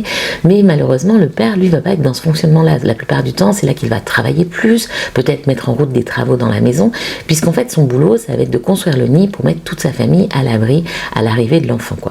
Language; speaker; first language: French; native; French